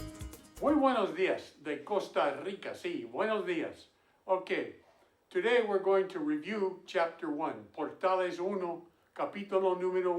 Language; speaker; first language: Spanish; non-native, fluent; English